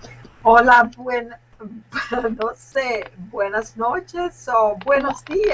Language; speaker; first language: Spanish; non-native, learner; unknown